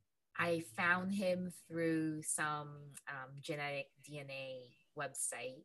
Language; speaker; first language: English; non-native, local second language; Filipino